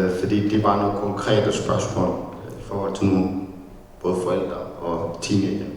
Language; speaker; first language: Danish; early bilingual, other home language; Tigrinya